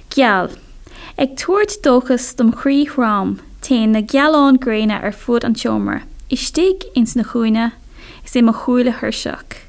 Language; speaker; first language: Irish; non-native, local second language; English